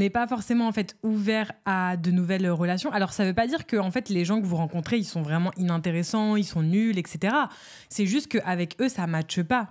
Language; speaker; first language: French; native; French